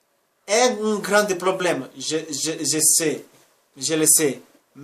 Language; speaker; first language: French; non-native, learner; Spanish